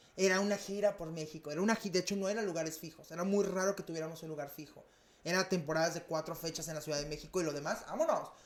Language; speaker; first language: Spanish; native; Spanish